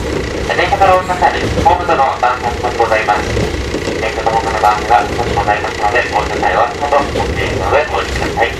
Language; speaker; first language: Japanese; native; Japanese